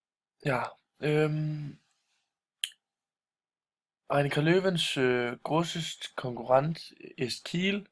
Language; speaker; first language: German; non-native, learner; Danish